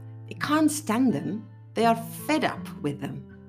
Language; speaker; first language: English; non-native, fluent; Spanish